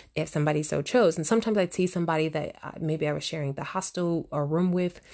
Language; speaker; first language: English; native; English